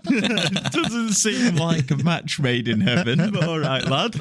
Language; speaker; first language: English; native; English